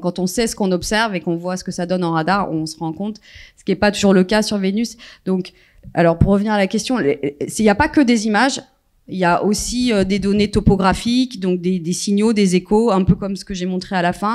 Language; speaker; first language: French; native; French